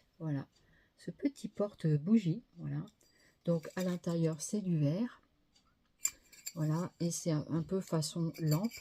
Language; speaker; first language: French; native; French